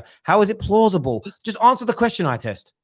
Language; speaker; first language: English; native; English